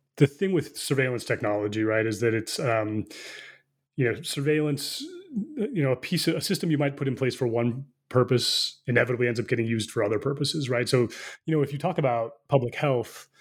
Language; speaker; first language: English; native; English